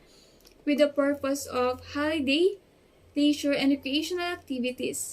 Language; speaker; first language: English; non-native, local second language; Filipino